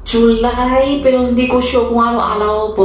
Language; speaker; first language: Filipino; non-native, learner; Chinese